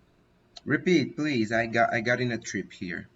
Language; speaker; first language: English; non-native, fluent; Portuguese